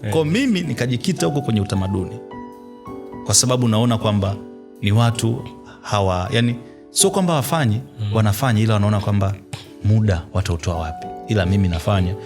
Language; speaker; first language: Swahili; native; Swahili